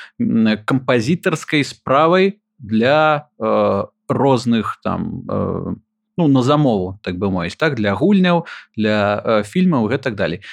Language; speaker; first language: Belarusian; non-native, local second language; Russian